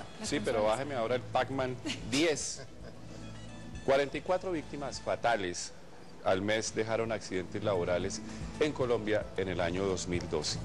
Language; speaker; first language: Spanish; native; Spanish